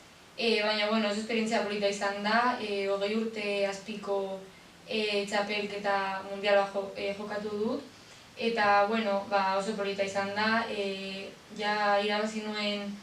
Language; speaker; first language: Basque; non-native, local second language; Spanish